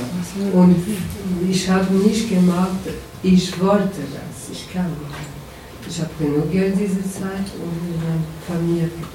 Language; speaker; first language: German; non-native, learner; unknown